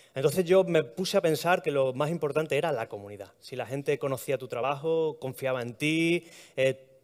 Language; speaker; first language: Spanish; native; Spanish